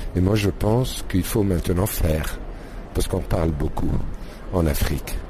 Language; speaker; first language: French; non-native, fluent; Arabic